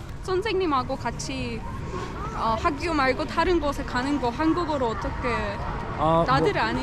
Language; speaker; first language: Korean; non-native, learner; Persian